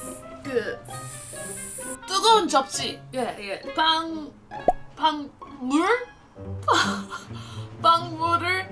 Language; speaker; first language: Korean; non-native, learner; English